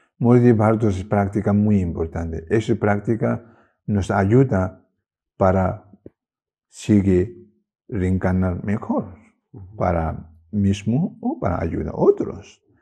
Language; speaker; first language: Spanish; non-native, learner; Tibetan